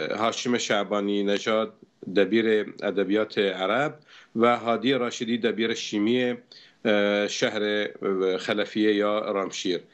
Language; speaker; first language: Persian; non-native, local second language; Arabic